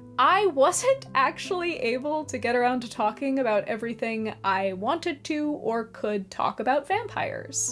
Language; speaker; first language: English; native; English